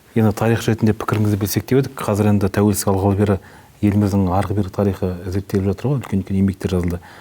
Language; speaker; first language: Kazakh; native; Kazakh